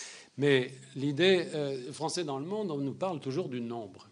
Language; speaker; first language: French; native; French